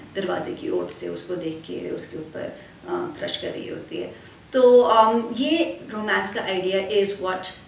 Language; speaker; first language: Urdu; native; Urdu